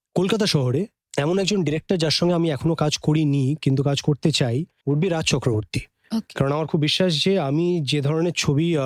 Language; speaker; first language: Bangla; native; Bangla